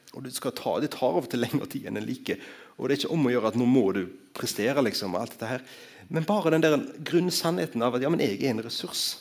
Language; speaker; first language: Norwegian; native; Norwegian